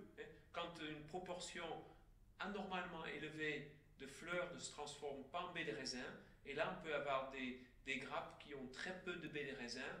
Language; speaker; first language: French; native; French